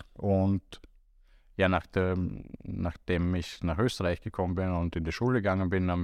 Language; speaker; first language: German; non-native, fluent; Romanian